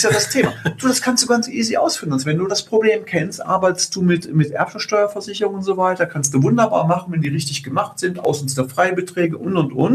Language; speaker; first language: German; native; German